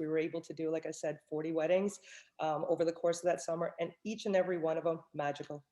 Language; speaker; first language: English; native; English